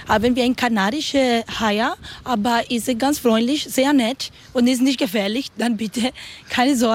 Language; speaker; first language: German; non-native, learner; Spanish